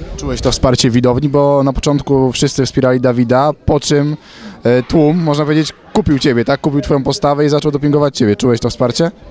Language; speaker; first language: Polish; native; Polish